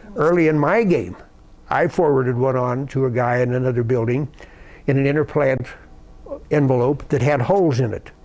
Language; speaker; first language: English; native; English